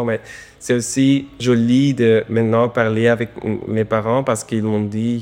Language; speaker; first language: French; non-native, learner; Dutch